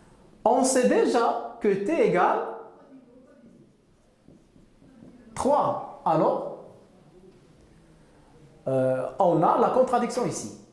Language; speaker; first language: French; non-native, local second language; Arabic